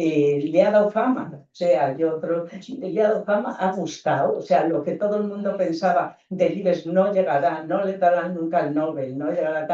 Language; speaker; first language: Spanish; native; Spanish